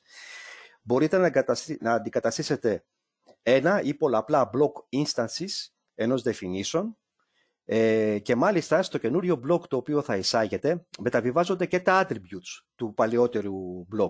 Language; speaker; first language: Greek; native; Greek